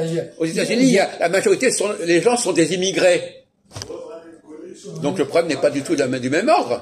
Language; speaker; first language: French; native; French